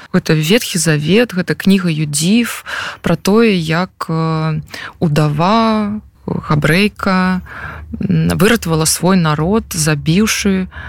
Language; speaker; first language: Belarusian; non-native, local second language; Russian